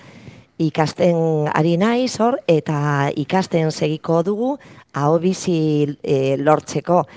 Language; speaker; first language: Basque; non-native, local second language; Spanish